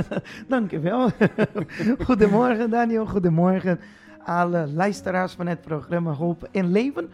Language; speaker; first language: Dutch; non-native, fluent; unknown